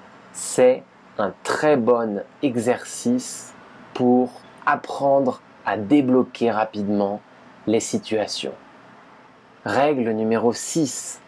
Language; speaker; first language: French; native; French